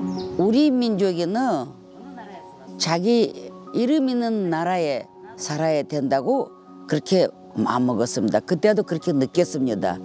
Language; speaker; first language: Korean; non-native, learner; Russian